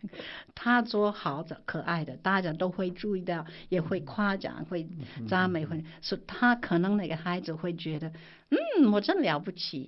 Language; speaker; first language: Chinese; non-native, fluent; English